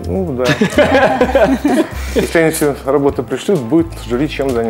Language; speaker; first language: Russian; native; Russian